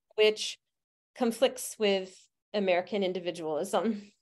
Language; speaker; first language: English; native; English